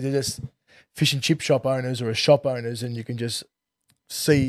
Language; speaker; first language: English; native; English